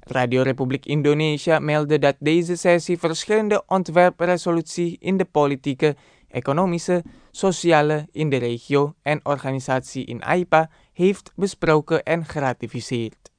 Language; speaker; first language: Dutch; non-native, fluent; Indonesian